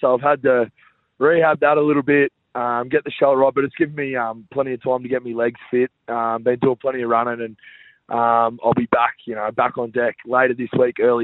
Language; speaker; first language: English; native; English